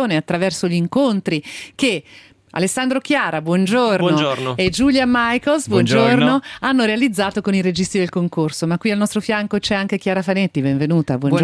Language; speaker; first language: Italian; native; Italian